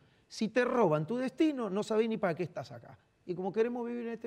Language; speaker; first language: Spanish; native; Spanish